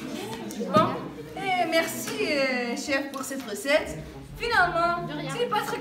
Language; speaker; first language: French; non-native, learner; Arabic